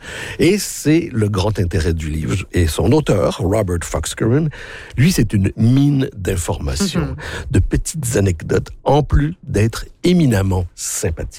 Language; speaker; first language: French; native; French